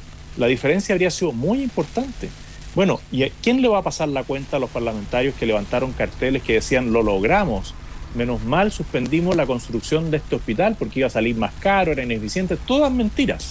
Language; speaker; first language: Spanish; native; Spanish